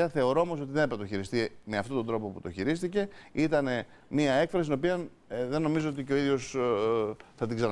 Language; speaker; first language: Greek; native; Greek